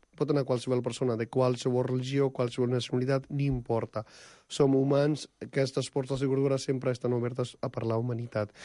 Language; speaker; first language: Catalan; non-native, fluent; Punjabi